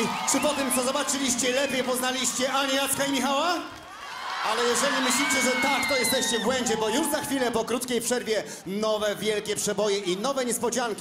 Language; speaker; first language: Polish; native; Polish